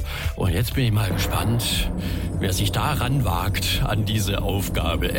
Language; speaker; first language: German; native; German